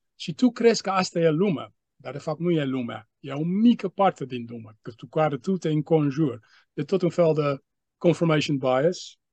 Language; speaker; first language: Romanian; non-native, fluent; Dutch